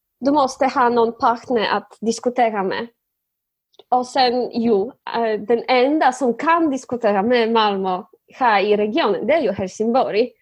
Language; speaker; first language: Swedish; non-native, fluent; Polish